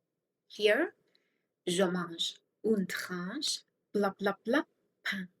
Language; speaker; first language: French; non-native, fluent; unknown